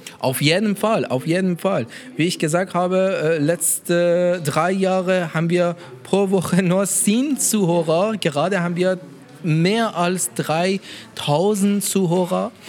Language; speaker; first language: German; non-native, learner; Persian